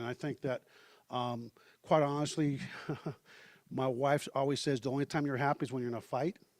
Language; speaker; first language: English; early bilingual, heritage; Spanish